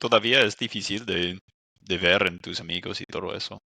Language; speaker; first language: Spanish; non-native, fluent; English